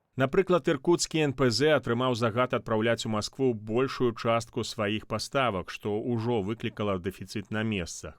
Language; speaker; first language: Belarusian; native; Belarusian